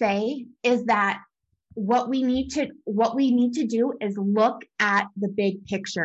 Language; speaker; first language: English; native; English